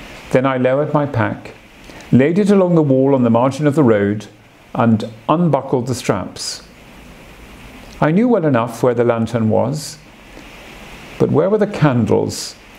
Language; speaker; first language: English; native; English